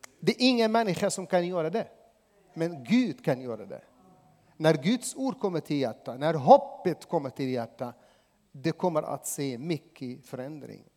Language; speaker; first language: Swedish; non-native, fluent; Arabic